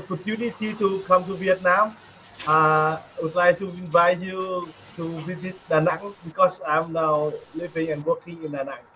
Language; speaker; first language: English; non-native, learner; Vietnamese